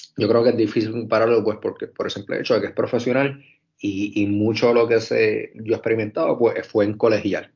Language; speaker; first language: Spanish; native; Spanish